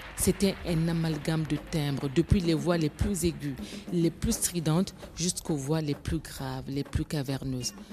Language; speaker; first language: French; non-native, local second language; Bambara